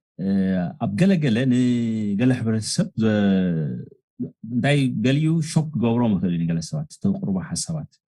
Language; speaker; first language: Tigrinya; native; Tigrinya